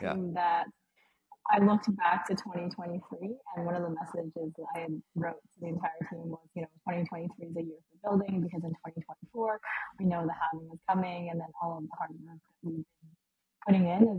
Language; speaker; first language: English; native; English